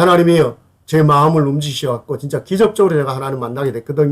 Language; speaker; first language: Korean; native; Korean